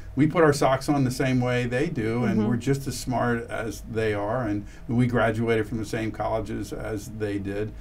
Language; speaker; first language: English; native; English